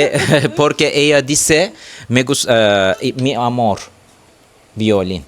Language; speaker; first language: Spanish; non-native, learner; Turkish